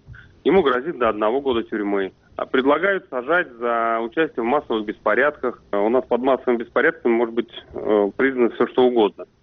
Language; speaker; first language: Russian; native; Russian